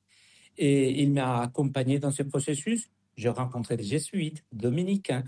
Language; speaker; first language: French; non-native, fluent; Spanish